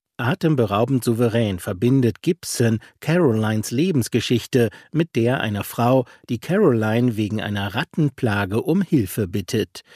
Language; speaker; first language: German; native; German